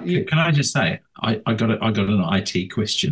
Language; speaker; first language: English; native; English